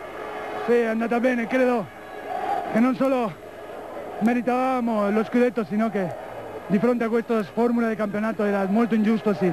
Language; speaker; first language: Italian; non-native, fluent; Spanish